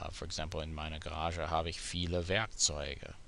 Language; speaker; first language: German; non-native, fluent; English